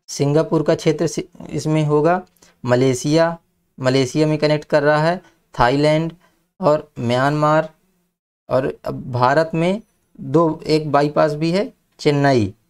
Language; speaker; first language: Hindi; native; Hindi